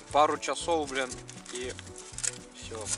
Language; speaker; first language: Russian; native; Russian